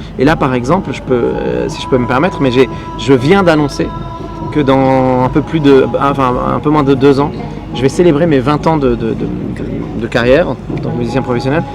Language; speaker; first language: French; early bilingual, other home language; Arabic